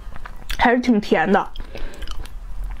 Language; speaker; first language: Chinese; native; Chinese